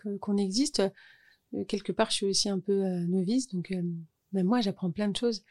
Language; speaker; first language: French; native; French